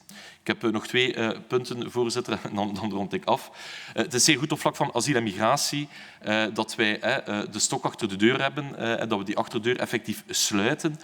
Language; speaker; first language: Dutch; native; Dutch